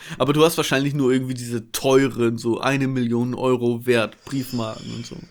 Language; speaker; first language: German; native; German